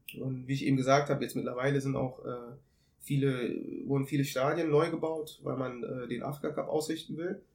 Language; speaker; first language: German; native; German